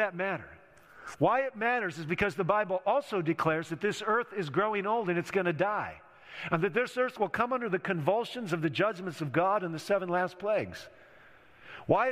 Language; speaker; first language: English; native; English